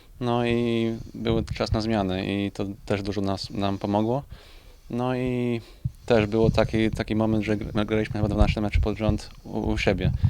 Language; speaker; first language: Polish; non-native, fluent; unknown